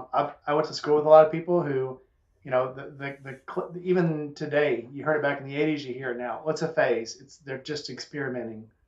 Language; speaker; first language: English; native; English